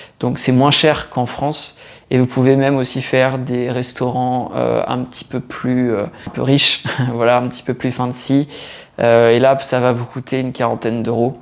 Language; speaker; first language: French; native; French